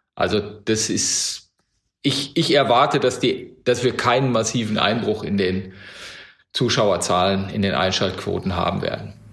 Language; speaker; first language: German; native; German